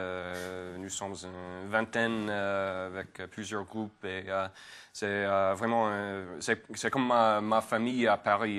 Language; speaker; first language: French; non-native, fluent; English